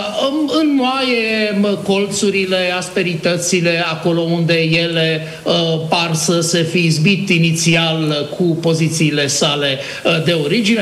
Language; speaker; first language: Romanian; native; Romanian